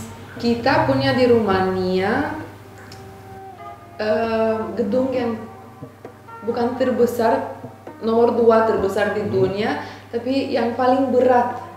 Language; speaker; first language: Indonesian; non-native, fluent; Romanian